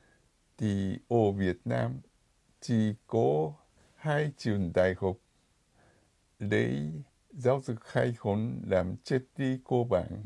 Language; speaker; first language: Vietnamese; non-native, fluent; Japanese